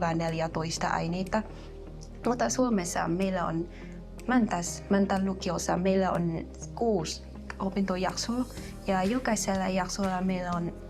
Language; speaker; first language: Finnish; non-native, learner; Vietnamese